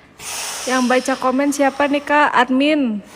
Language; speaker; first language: Indonesian; native; Indonesian